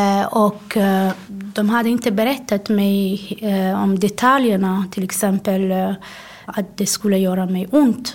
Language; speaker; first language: Swedish; non-native, fluent; Somali